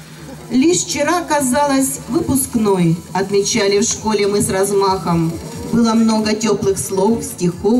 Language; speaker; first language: Russian; native; Russian